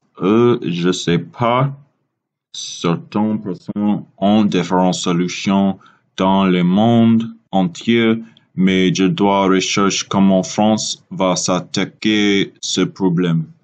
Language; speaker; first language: French; non-native, learner; English